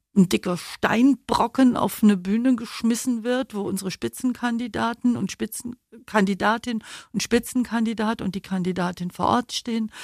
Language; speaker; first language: German; native; German